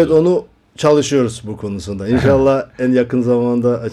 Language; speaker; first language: Turkish; non-native, learner; Kazakh